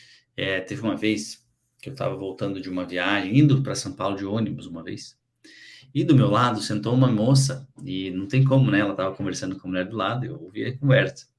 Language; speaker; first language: Portuguese; native; Portuguese